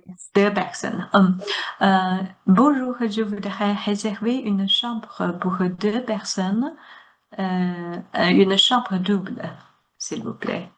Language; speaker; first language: French; non-native, learner; Chinese